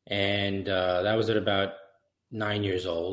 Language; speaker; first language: English; native; English